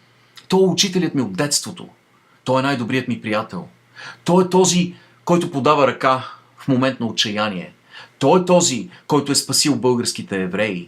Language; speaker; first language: Bulgarian; native; Bulgarian